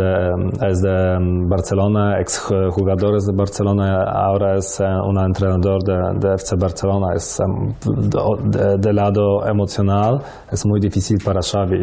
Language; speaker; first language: Spanish; non-native, learner; Polish